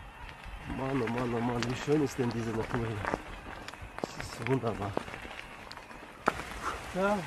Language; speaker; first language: German; non-native, fluent; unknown